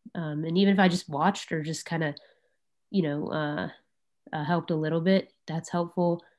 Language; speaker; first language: English; native; English